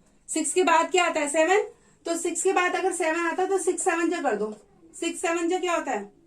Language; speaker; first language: Hindi; native; Hindi